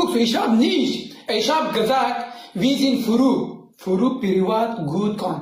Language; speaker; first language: German; non-native, learner; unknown